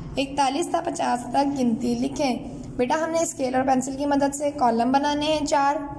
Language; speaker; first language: Urdu; native; Urdu